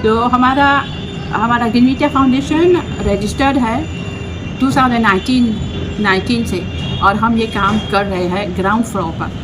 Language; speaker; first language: Hindi; non-native, fluent; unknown